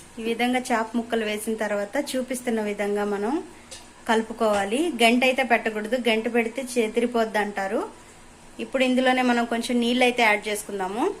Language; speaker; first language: Telugu; native; Telugu